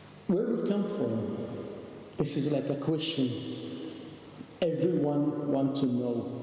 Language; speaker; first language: English; non-native, learner; Arabic